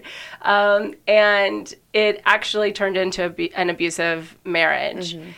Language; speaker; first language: English; native; English